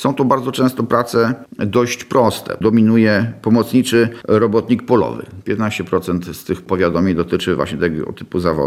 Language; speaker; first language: Polish; native; Polish